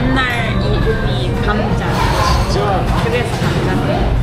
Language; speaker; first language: Korean; native; Korean